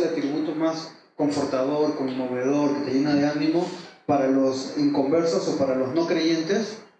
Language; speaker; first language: Spanish; native; Spanish